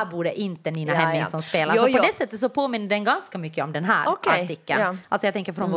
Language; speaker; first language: Swedish; native; Swedish